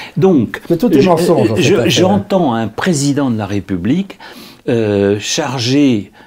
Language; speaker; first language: French; native; French